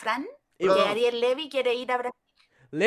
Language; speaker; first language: Portuguese; non-native, learner; Spanish